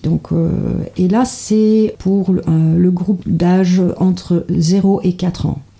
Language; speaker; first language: French; non-native, fluent; Dutch